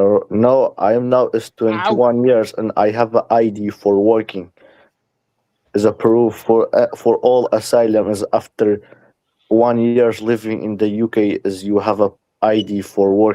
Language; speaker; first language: English; non-native, learner; Persian